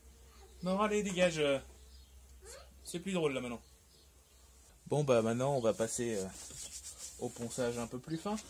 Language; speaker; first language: French; native; French